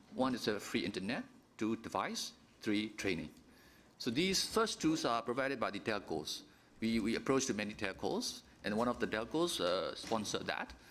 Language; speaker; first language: English; non-native, fluent; Burmese